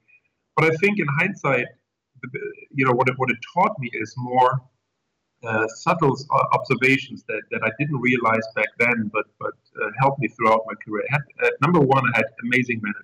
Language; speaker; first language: English; non-native, fluent; German